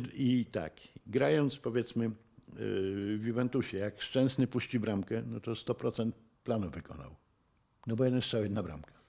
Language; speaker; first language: Polish; native; Polish